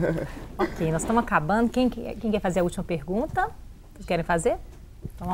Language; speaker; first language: Portuguese; native; Portuguese